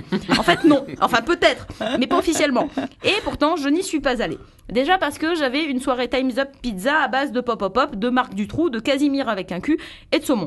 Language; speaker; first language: French; native; French